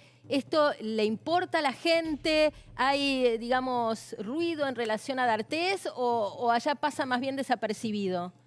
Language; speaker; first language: Spanish; native; Spanish